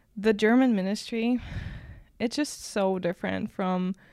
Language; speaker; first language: English; non-native, fluent; German